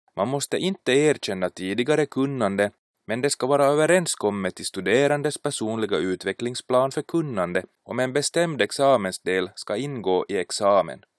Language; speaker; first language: Swedish; native; Swedish